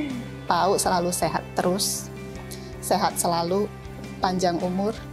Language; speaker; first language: Indonesian; native; Indonesian